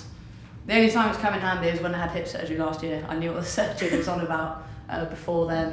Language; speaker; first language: English; native; English